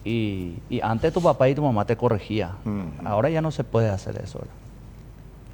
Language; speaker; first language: Spanish; native; Spanish